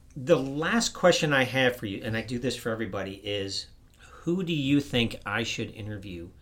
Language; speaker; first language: English; non-native, fluent; Spanish